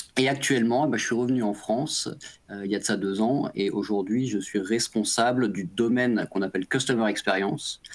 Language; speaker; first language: French; native; French